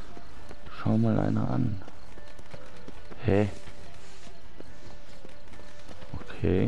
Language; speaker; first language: German; native; German